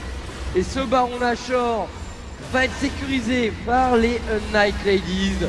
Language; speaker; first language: French; native; French